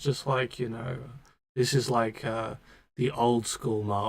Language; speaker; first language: English; native; English